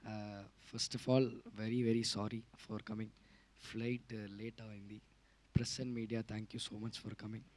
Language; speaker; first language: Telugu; non-native, learner; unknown